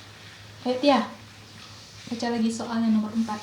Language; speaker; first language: Indonesian; native; Indonesian